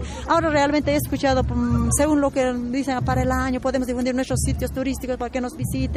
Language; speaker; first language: Spanish; native; Spanish